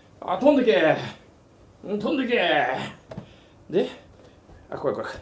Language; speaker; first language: Japanese; native; Japanese